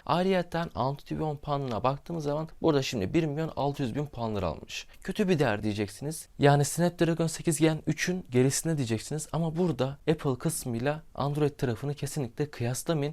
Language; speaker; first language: Turkish; native; Turkish